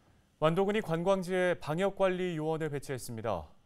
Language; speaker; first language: Korean; native; Korean